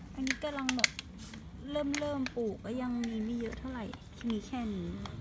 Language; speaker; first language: Thai; native; Thai